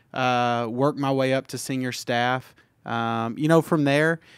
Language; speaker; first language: English; native; English